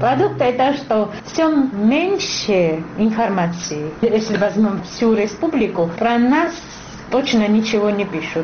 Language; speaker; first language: Russian; non-native, local second language; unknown